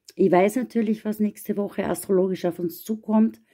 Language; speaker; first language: German; native; German